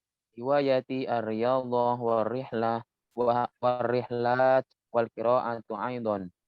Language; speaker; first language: Arabic; non-native, learner; Indonesian